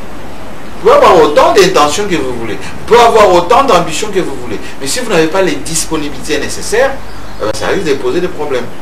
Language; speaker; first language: French; non-native, local second language; Luba-Lulua